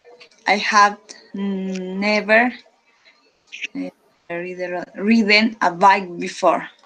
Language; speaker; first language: English; non-native, learner; Spanish